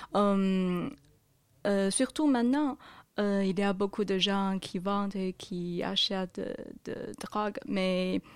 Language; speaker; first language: French; non-native, fluent; Chinese